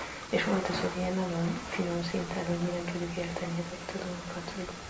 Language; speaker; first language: Hungarian; native; Hungarian